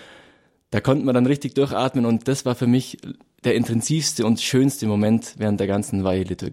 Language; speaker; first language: German; native; German